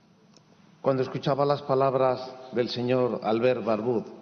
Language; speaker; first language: Spanish; native; Spanish